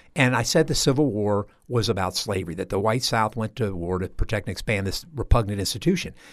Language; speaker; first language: English; native; English